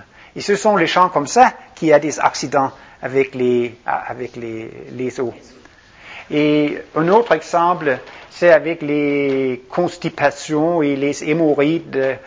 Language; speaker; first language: French; non-native, fluent; Danish